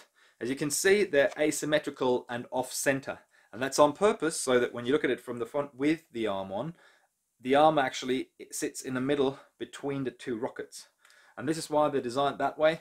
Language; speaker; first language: English; non-native, fluent; German